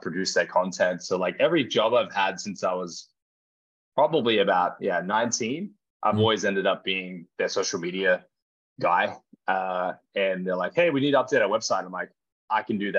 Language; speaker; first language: English; native; English